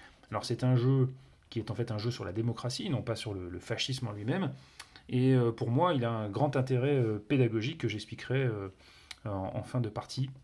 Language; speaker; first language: French; native; French